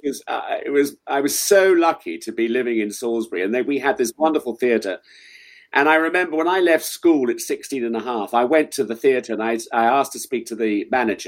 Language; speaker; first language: English; native; English